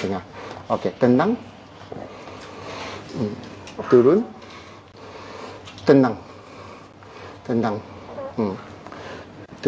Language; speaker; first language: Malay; non-native, local second language; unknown